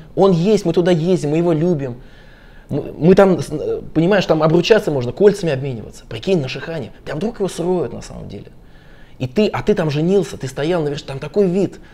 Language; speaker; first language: Russian; native; Russian